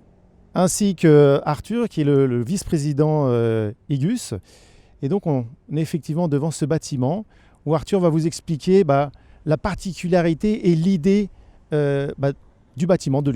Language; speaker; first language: French; native; French